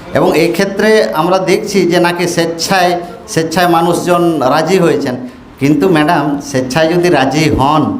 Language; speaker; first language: Bangla; non-native, local second language; Santali